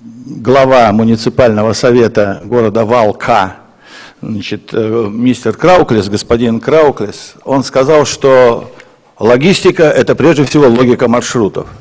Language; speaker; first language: Russian; native; Russian